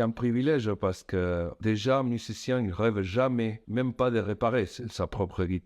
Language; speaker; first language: French; non-native, fluent; Spanish